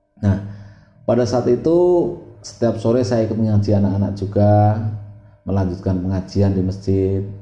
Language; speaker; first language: Indonesian; non-native, local second language; Javanese